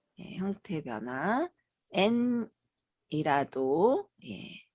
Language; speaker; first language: Korean; native; Korean